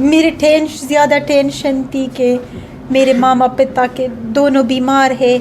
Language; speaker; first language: Hindi; non-native, learner; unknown